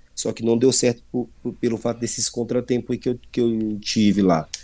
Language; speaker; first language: Portuguese; native; Portuguese